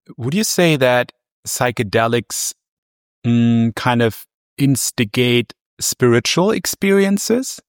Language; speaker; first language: English; non-native, fluent; German